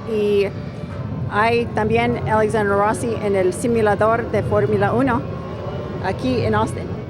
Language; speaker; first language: Spanish; non-native, learner; English